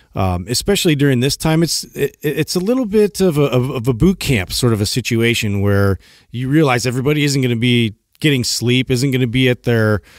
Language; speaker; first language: English; native; English